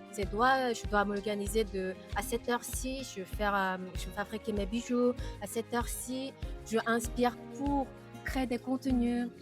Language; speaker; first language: French; non-native, fluent; Korean